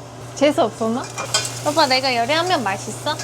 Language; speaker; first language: Korean; non-native, learner; Turkish